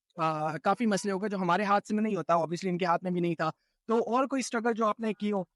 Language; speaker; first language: Urdu; early bilingual, heritage; Urdu